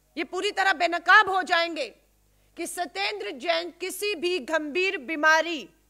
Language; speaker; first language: Hindi; native; Hindi